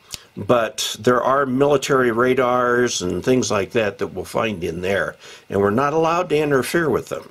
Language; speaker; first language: English; native; English